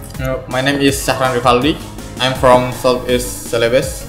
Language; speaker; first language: English; non-native, learner; Indonesian